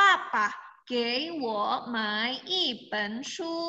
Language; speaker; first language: Chinese; non-native, fluent; Indonesian